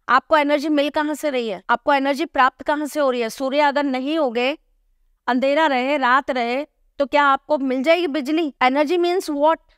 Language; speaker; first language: Hindi; native; Hindi